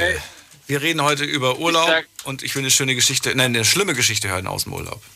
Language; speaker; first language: German; native; German